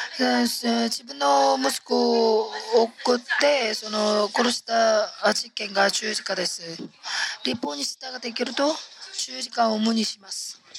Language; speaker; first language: Japanese; non-native, fluent; Korean